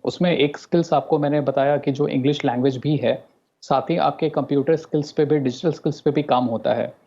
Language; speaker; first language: Hindi; non-native, local second language; Bhojpuri